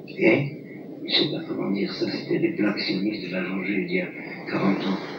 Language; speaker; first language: French; non-native, local second language; Arabic